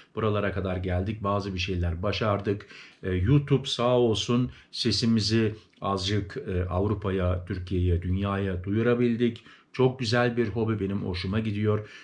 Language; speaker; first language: Turkish; early bilingual, heritage; Turkish